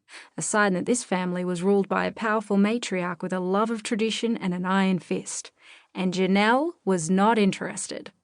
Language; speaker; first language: English; native; English